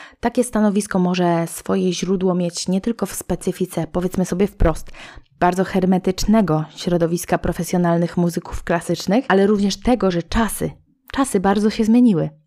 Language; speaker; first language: Polish; native; Polish